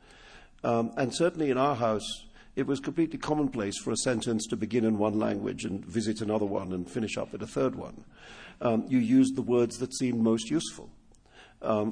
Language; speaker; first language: English; non-native, local second language; Urdu